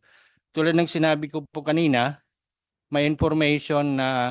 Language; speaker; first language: Filipino; native; Filipino